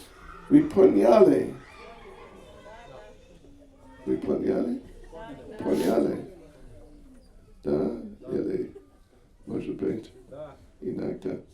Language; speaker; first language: Russian; non-native, learner; English